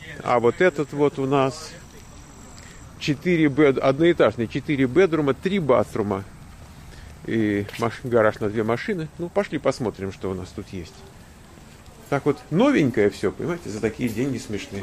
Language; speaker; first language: Russian; native; Russian